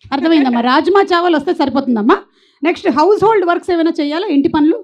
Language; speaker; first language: Telugu; native; Telugu